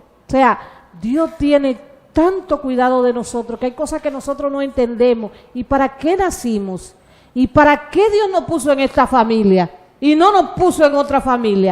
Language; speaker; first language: Spanish; native; Spanish